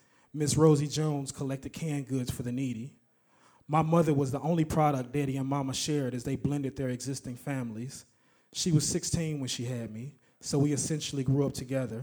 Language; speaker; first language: English; native; English